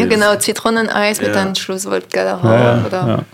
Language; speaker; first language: German; non-native, learner; French